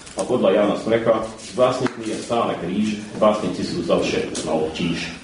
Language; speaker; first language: Slovak; early bilingual, heritage; Slovak